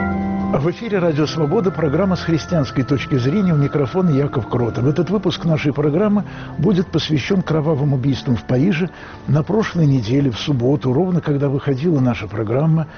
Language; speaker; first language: Russian; native; Russian